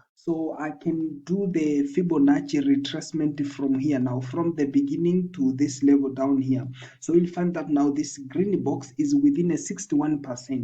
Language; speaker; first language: English; non-native, local second language; Swahili